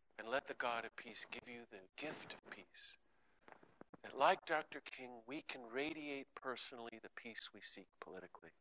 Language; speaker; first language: English; native; English